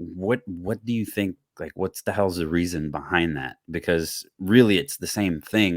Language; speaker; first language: English; native; English